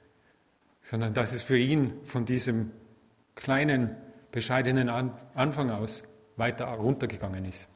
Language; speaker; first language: German; native; German